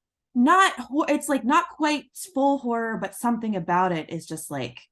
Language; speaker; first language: English; native; English